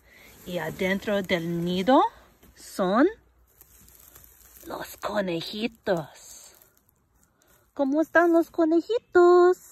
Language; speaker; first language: Spanish; non-native, fluent; English